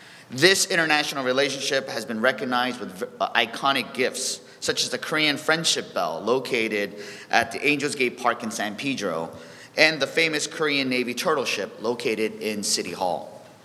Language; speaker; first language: English; early bilingual, other home language; Korean